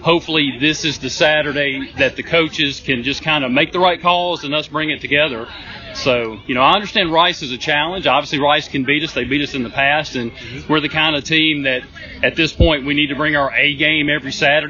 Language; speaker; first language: English; native; English